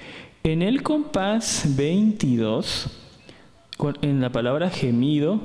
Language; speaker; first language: Spanish; native; Spanish